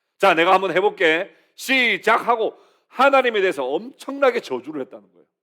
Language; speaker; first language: Korean; native; Korean